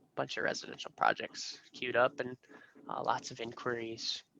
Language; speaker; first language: English; native; English